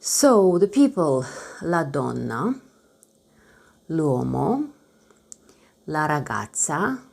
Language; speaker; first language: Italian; non-native, learner; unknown